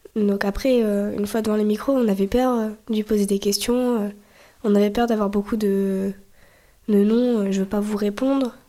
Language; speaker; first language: French; native; French